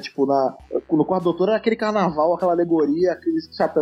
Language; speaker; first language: Portuguese; native; Portuguese